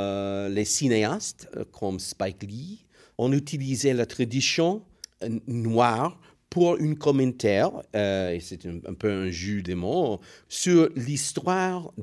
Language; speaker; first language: French; non-native, fluent; English